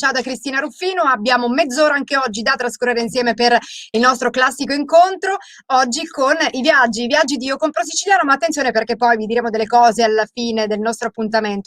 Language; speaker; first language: Italian; native; Italian